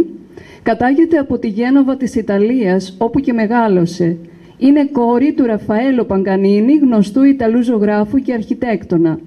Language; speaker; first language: Greek; native; Greek